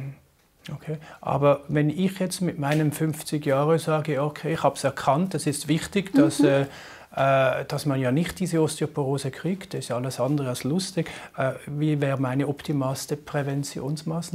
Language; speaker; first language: German; native; German